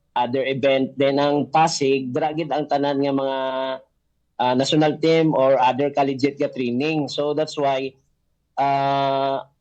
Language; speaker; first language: Filipino; native; Filipino